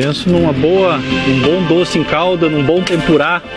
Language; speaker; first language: Portuguese; native; Portuguese